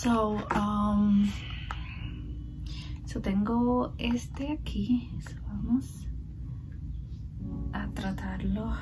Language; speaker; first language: Spanish; early bilingual, heritage; Spanish